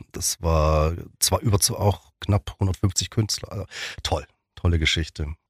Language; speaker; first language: German; native; German